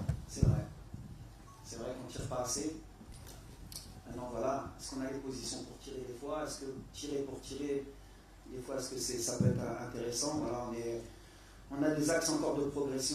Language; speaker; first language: French; early bilingual, other home language; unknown